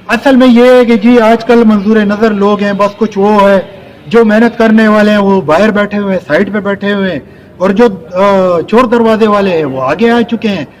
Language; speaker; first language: Urdu; non-native, local second language; Pashto